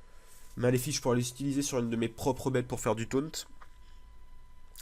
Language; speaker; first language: French; native; French